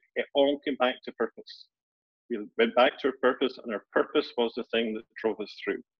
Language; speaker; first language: English; native; English